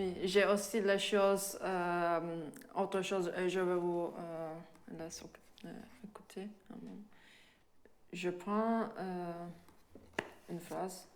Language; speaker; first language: French; non-native, fluent; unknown